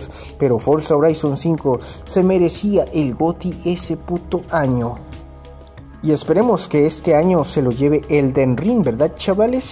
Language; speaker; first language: Spanish; native; Spanish